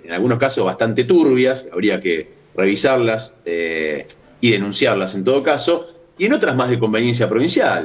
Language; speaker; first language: Spanish; native; Spanish